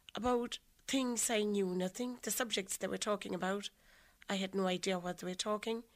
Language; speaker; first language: English; non-native, local second language; Southern Sotho